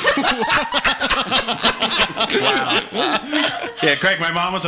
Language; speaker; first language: English; native; English